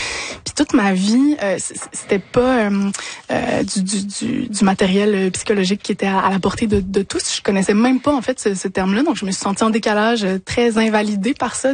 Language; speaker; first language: French; native; French